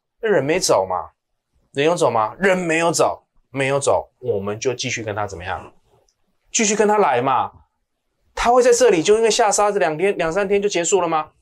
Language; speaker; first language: Chinese; native; Chinese